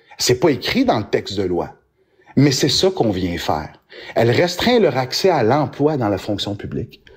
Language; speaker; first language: French; early bilingual, other home language; Arabic